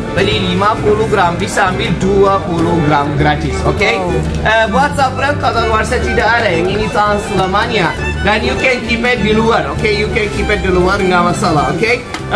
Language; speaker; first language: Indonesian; non-native, fluent; Turkish